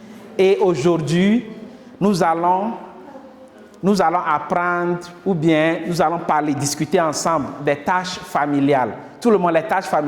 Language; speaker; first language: French; non-native, local second language; Kinyarwanda